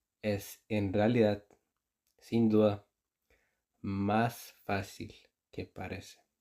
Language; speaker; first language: Spanish; non-native, fluent; Icelandic